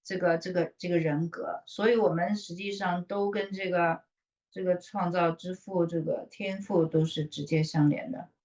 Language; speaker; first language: Chinese; native; Chinese